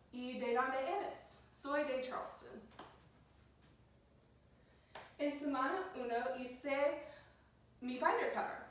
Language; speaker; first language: Spanish; non-native, learner; English